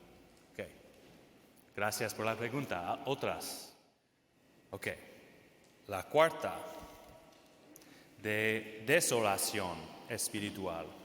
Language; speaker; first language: Spanish; non-native, fluent; English